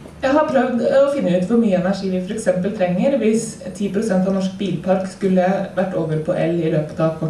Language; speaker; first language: Norwegian; native; Norwegian